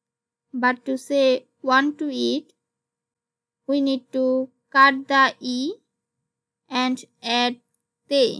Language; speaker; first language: English; non-native, local second language; Bangla